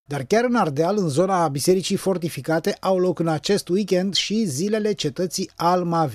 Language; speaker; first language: Romanian; native; Romanian